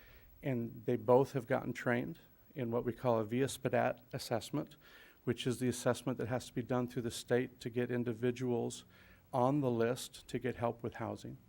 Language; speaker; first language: English; native; English